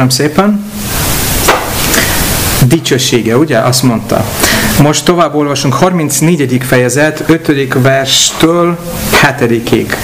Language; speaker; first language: Hungarian; non-native, fluent; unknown